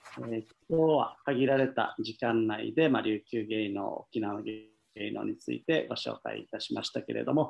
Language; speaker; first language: Japanese; native; Japanese